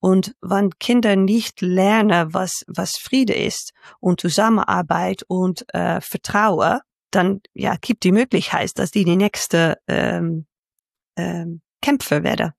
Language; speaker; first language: German; non-native, fluent; Dutch